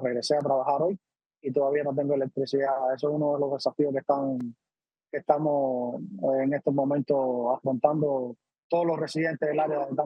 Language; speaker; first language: Spanish; native; Spanish